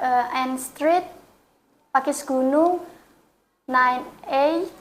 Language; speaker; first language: English; non-native, learner; Indonesian